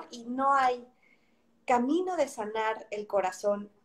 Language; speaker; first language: Spanish; native; Spanish